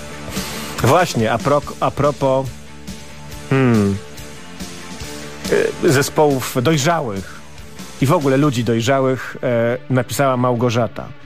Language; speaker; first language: Polish; native; Polish